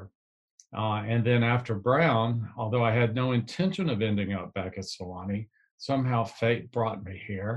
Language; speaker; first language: English; native; English